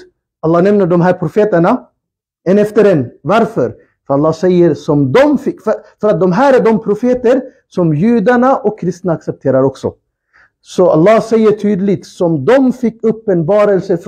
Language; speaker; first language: Swedish; early bilingual, other home language; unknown